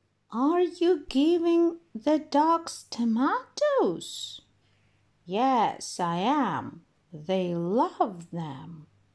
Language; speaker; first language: English; non-native, fluent; Ukrainian